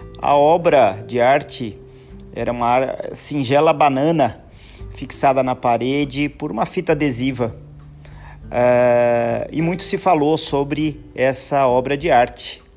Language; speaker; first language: Portuguese; native; Portuguese